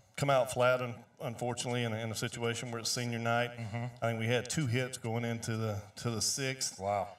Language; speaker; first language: English; native; English